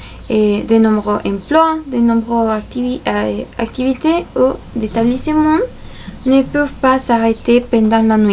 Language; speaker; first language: French; non-native, fluent; Spanish